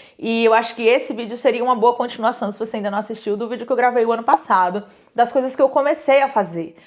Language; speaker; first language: Portuguese; native; Portuguese